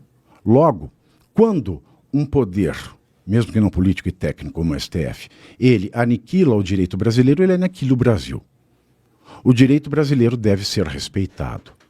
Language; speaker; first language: Portuguese; native; Portuguese